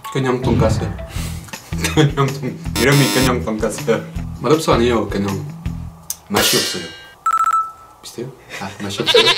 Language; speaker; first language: Korean; non-native, learner; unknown